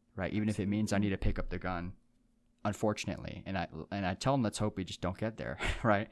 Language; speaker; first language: English; early bilingual, other home language; Japanese